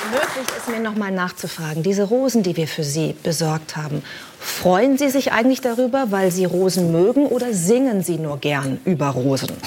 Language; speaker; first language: German; native; German